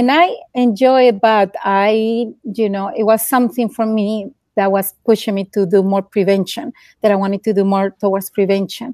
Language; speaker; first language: English; non-native, fluent; Spanish